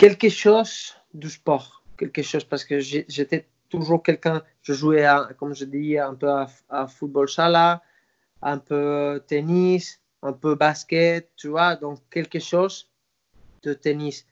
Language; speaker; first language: French; non-native, fluent; Spanish